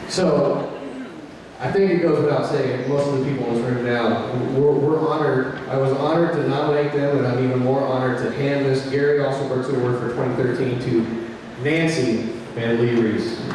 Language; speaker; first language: English; native; English